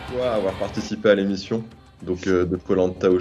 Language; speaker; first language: French; native; French